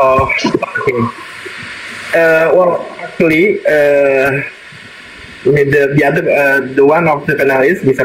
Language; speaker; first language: English; non-native, learner; Indonesian